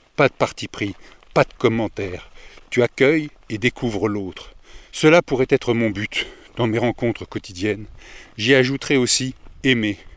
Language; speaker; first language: French; native; French